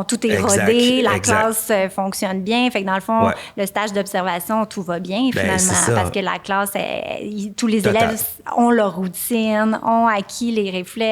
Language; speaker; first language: French; native; French